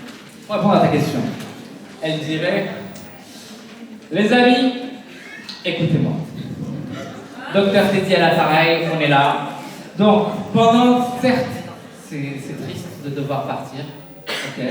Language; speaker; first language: French; native; French